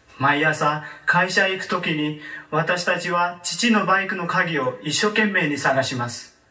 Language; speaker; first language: Japanese; non-native, learner; Marathi